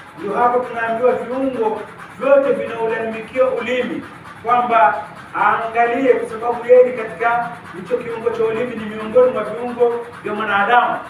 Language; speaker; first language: Swahili; native; Swahili